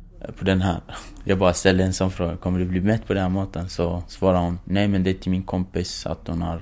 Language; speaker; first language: Swedish; non-native, fluent; Kurdish